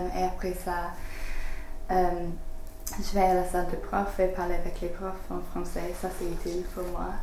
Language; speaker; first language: French; non-native, learner; English